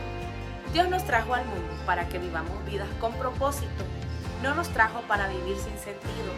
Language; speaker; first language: Spanish; native; Spanish